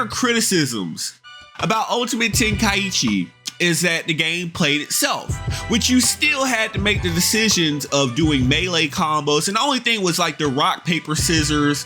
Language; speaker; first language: English; native; English